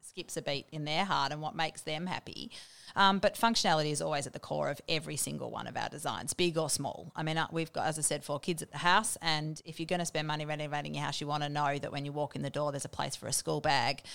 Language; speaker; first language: English; native; English